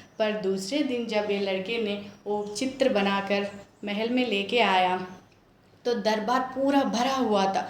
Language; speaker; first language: Hindi; non-native, local second language; Telugu